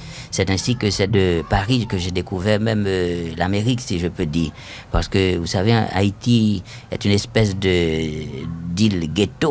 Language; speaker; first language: French; non-native, local second language; Haitian Creole